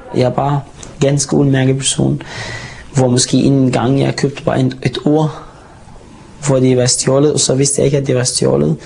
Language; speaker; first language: Danish; non-native, fluent; Arabic